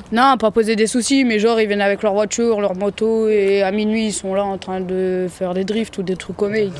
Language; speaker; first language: French; native; French